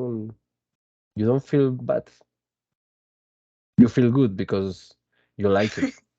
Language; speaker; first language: English; non-native, fluent; Spanish